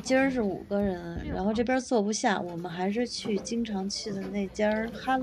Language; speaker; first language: Chinese; native; Chinese